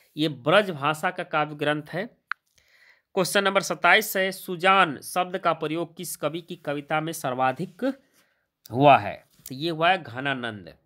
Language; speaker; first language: Hindi; native; Hindi